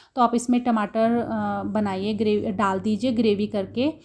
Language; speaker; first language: Hindi; non-native, local second language; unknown